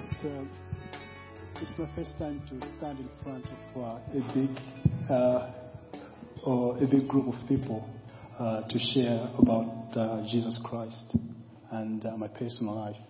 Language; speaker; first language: English; non-native, local second language; Nyanja